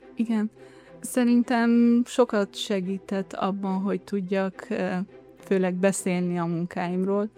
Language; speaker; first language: Hungarian; early bilingual, heritage; Hungarian